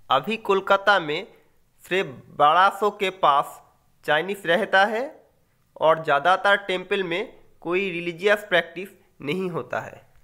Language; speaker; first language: Hindi; non-native, local second language; Bangla